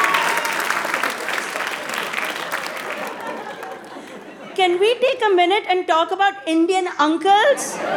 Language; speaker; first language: English; non-native, local second language; Hindi